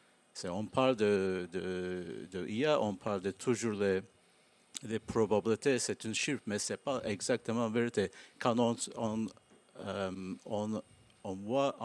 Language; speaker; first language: French; non-native, learner; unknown